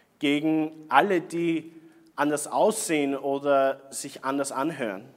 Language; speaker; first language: German; native; German